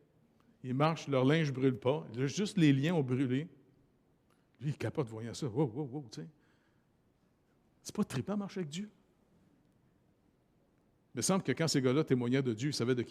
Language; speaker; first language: French; native; French